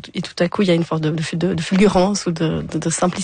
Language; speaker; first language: French; native; French